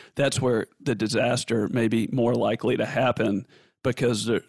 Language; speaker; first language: English; native; English